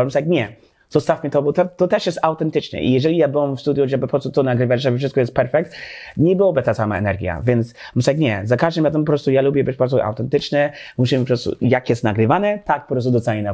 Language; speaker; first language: Polish; non-native, learner; English